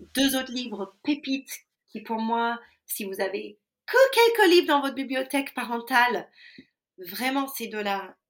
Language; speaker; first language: French; non-native, fluent; English